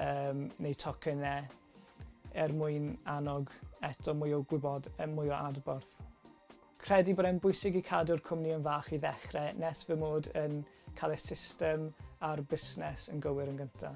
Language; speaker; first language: Welsh; native; Welsh